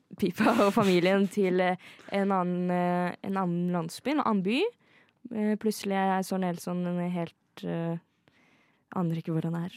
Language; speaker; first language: Norwegian; native; Norwegian